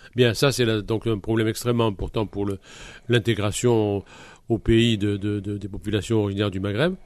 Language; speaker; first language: French; native; French